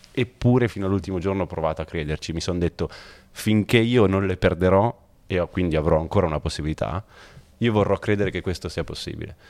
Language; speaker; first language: Italian; native; Italian